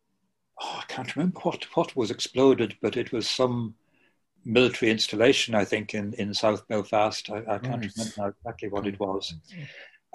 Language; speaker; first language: English; native; English